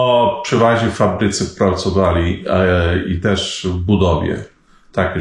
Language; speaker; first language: Polish; early bilingual, heritage; Polish